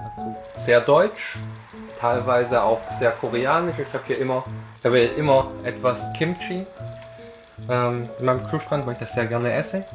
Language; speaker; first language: German; early bilingual, other home language; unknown